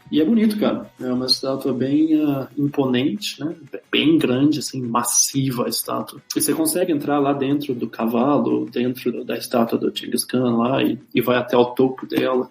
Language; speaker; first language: Portuguese; native; Portuguese